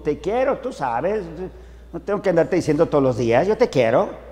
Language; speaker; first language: Spanish; early bilingual, heritage; Spanish